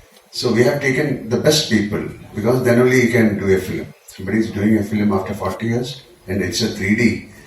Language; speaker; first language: English; non-native, local second language; Malayalam